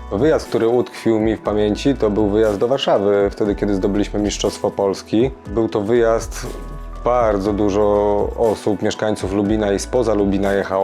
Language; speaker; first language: Polish; native; Polish